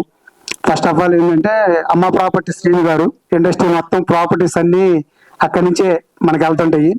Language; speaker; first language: Telugu; native; Telugu